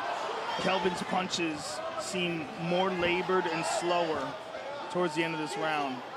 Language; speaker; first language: English; native; English